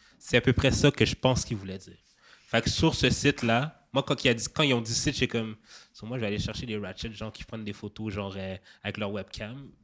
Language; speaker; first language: French; native; French